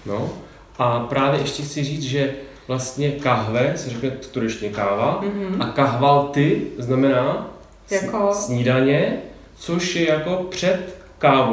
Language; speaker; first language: Czech; native; Czech